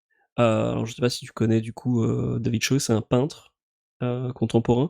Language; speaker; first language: French; native; French